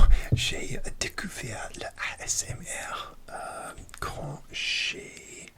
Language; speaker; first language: French; non-native, learner; English